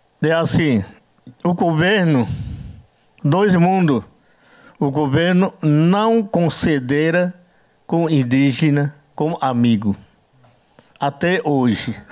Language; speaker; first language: Portuguese; non-native, learner; Yanomámi